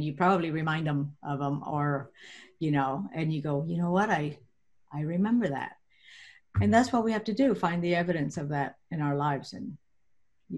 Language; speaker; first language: English; non-native, fluent; Spanish